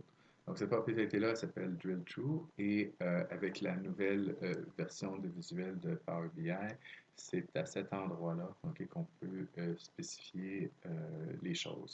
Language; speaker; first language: French; native; French